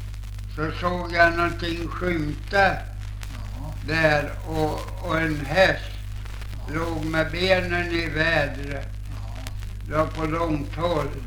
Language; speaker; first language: Swedish; native; Swedish